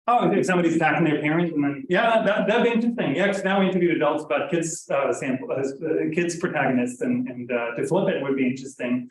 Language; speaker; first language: English; non-native, fluent; Norwegian